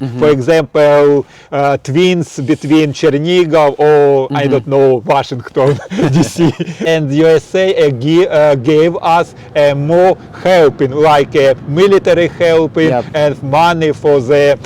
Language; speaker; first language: English; non-native, learner; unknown